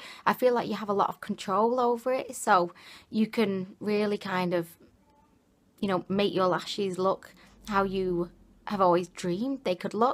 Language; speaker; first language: English; native; English